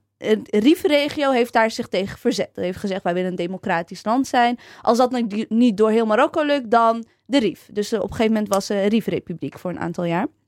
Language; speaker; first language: Dutch; early bilingual, other home language; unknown